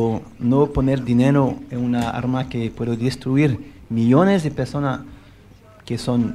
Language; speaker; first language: Spanish; non-native, learner; French